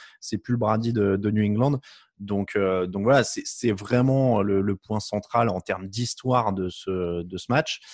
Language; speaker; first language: French; native; French